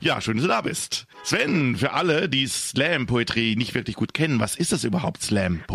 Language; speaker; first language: German; native; German